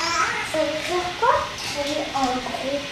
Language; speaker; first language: French; native; French